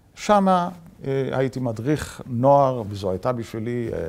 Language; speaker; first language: Hebrew; early bilingual, other home language; Yiddish